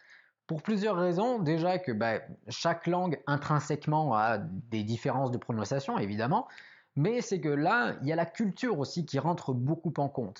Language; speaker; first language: French; native; French